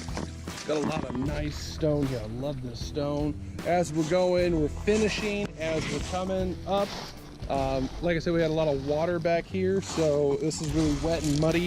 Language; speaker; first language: English; native; English